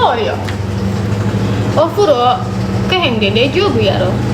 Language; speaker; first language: Japanese; non-native, learner; Indonesian